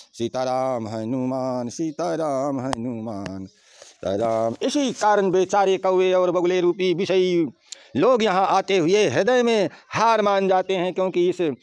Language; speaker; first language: Hindi; native; Hindi